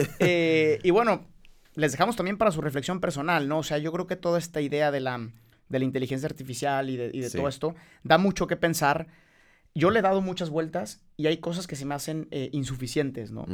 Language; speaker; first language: Spanish; native; Spanish